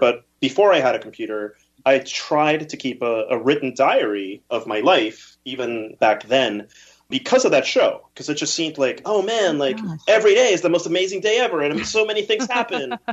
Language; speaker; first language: English; early bilingual, other home language; Spanish